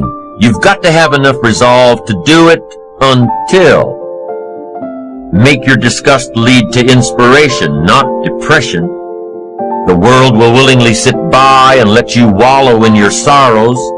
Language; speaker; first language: English; native; English